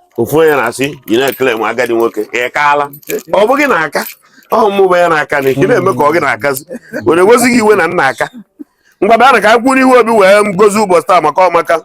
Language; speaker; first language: Igbo; native; Igbo